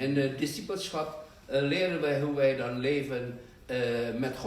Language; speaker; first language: Dutch; non-native, fluent; Indonesian